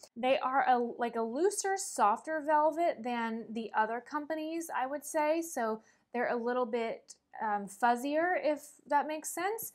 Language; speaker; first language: English; native; English